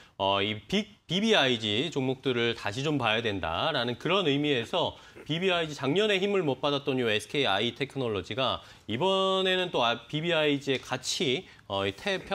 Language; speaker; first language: Korean; native; Korean